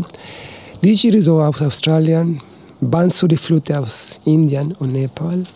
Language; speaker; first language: German; non-native, learner; Spanish